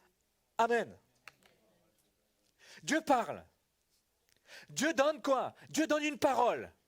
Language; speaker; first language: French; native; French